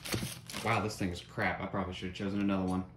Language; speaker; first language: English; native; English